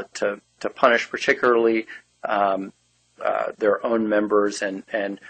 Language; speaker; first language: English; native; English